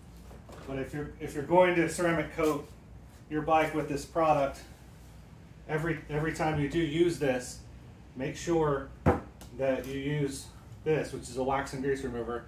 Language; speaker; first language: English; native; English